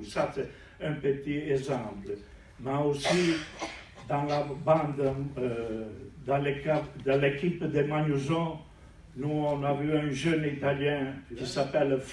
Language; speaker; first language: French; non-native, fluent; Italian